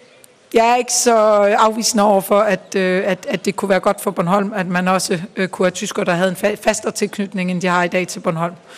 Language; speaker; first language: Danish; native; Danish